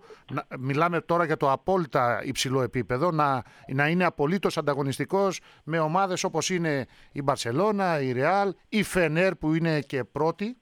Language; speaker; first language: Greek; native; Greek